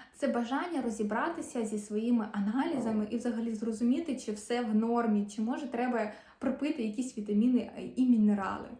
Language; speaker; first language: Ukrainian; non-native, local second language; Russian